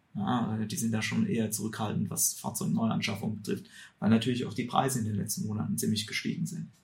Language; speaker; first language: German; native; German